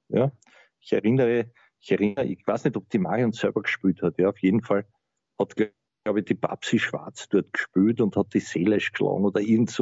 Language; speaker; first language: German; native; German